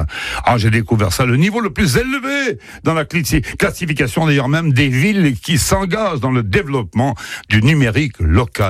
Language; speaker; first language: French; native; French